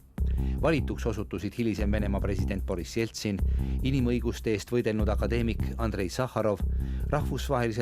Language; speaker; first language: Estonian; native; Estonian